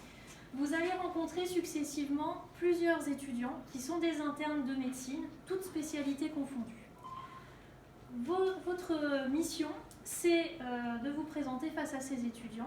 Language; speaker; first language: French; native; French